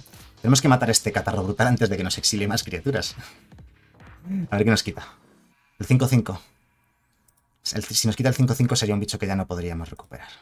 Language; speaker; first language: Spanish; native; Spanish